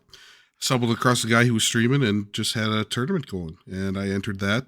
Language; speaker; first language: English; native; English